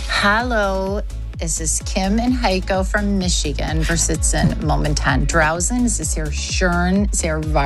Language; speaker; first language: German; non-native, learner; English